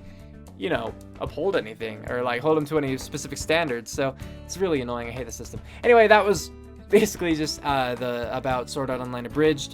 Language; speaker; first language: English; native; English